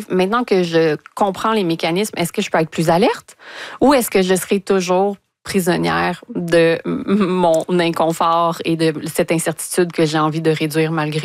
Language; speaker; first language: French; native; French